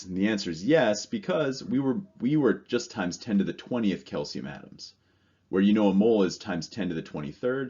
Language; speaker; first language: English; native; English